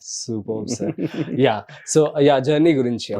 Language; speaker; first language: Telugu; native; Telugu